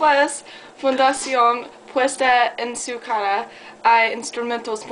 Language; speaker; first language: Spanish; non-native, learner; English